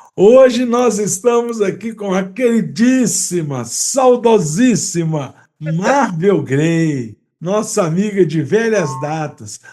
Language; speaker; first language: Portuguese; native; Portuguese